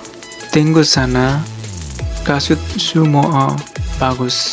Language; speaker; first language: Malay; non-native, learner; Nepali